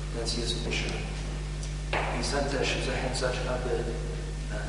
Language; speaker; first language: Polish; non-native, learner; English